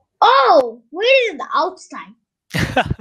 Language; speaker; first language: English; non-native, learner; Turkish